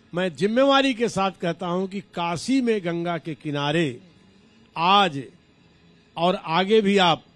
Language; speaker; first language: Hindi; native; Hindi